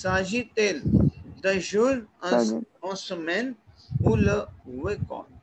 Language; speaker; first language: French; non-native, learner; Hindi